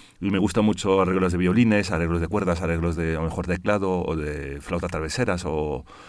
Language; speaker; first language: Spanish; early bilingual, heritage; Spanish